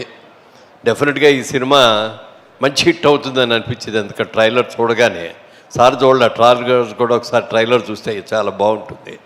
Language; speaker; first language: Telugu; native; Telugu